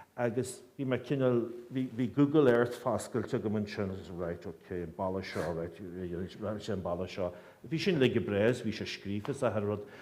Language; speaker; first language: Irish; native; Irish